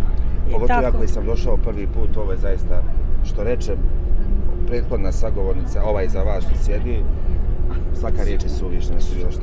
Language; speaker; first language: Bosnian; native; Bosnian